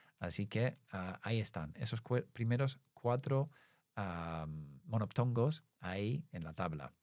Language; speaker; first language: Spanish; non-native, fluent; English